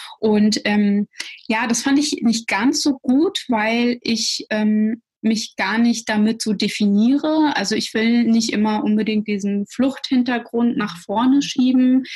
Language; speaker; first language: German; early bilingual, other home language; Russian